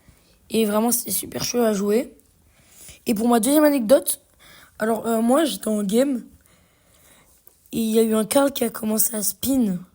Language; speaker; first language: French; native; French